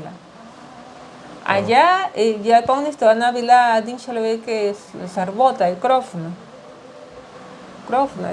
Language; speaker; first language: Russian; non-native, learner; Spanish